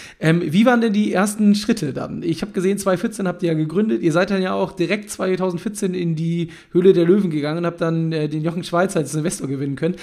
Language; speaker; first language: German; native; German